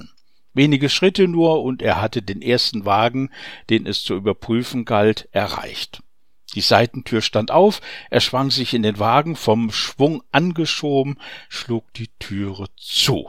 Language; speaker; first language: German; native; German